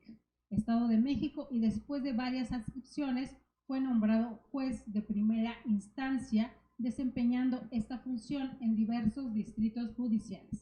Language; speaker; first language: Spanish; native; Spanish